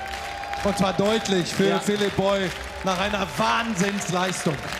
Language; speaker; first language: German; native; German